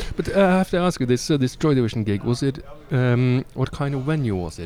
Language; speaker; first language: English; non-native, fluent; Norwegian